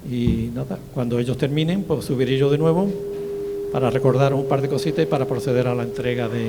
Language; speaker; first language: Spanish; native; Spanish